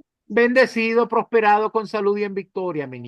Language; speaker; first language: Spanish; native; Spanish